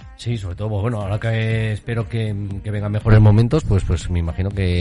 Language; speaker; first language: Spanish; native; Spanish